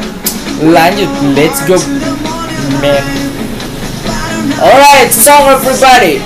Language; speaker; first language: English; non-native, learner; Indonesian